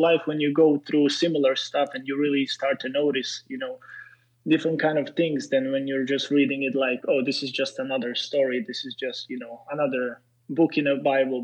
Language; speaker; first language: English; non-native, fluent; Serbian